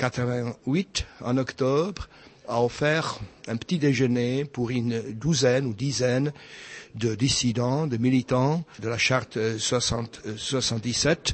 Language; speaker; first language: French; non-native, fluent; Czech